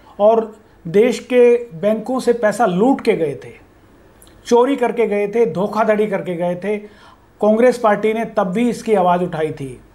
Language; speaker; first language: Hindi; native; Hindi